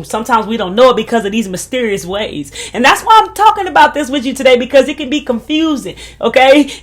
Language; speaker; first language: English; native; English